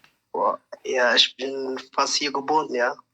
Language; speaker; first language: German; non-native, fluent; Tigrinya